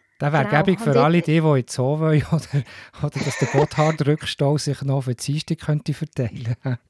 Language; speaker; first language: German; native; German